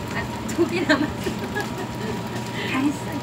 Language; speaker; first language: Korean; non-native, learner; Filipino